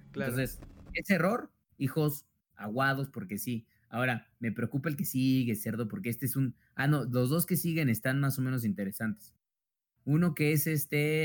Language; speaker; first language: Spanish; native; Spanish